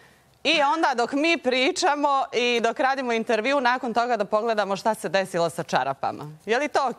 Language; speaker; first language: Serbian; native; Serbian